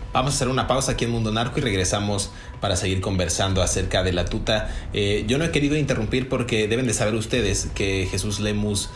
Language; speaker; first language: Spanish; native; Spanish